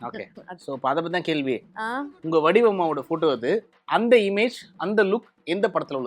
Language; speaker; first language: Tamil; native; Tamil